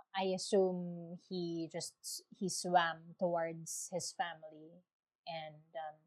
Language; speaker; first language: English; non-native, local second language; Waray